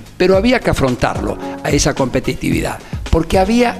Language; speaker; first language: Spanish; native; Spanish